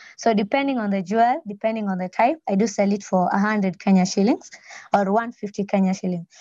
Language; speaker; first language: English; non-native, local second language; Luo (Kenya and Tanzania)